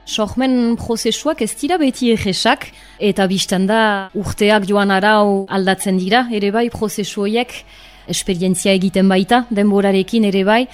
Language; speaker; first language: Basque; native; Basque